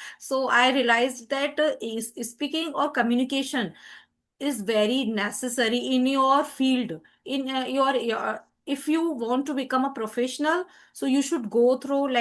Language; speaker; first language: English; non-native, learner; Hindi